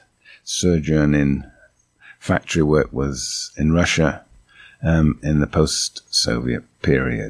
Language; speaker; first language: English; native; English